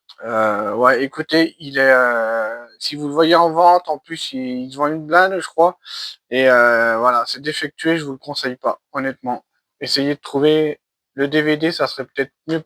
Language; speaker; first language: French; native; French